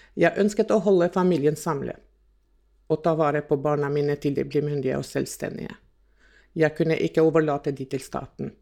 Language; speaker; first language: Norwegian; non-native, fluent; Albanian